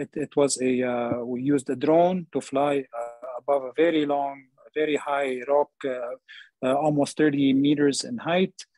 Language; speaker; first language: English; non-native, local second language; Arabic